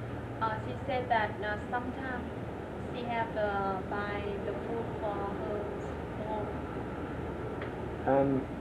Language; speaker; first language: English; non-native, learner; Vietnamese